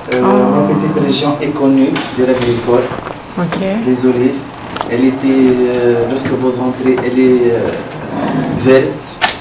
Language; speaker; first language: French; non-native, learner; Arabic